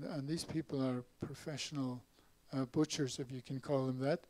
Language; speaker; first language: English; native; English